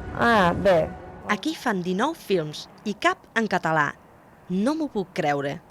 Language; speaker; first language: Catalan; non-native, fluent; German